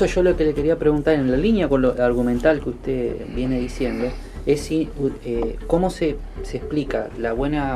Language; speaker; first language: Spanish; native; Spanish